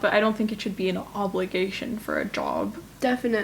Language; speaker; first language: English; native; English